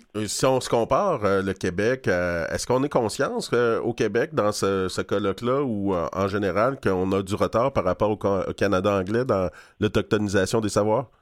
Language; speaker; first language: French; native; French